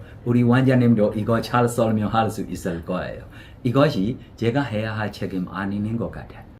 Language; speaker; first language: Korean; non-native, fluent; Burmese